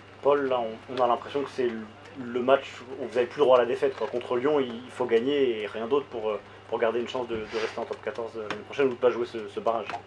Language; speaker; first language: French; native; French